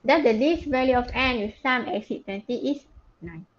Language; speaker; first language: English; non-native, local second language; Malay